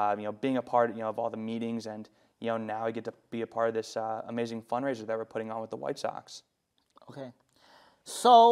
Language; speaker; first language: English; native; English